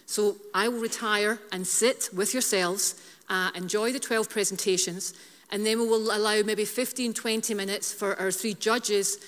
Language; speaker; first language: English; native; English